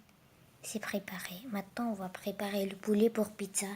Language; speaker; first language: French; non-native, learner; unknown